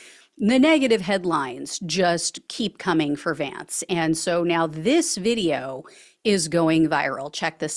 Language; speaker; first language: English; native; English